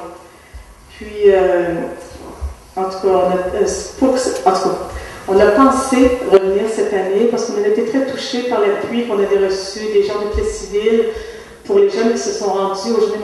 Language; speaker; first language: French; native; French